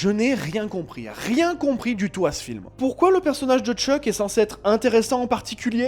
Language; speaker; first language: French; native; French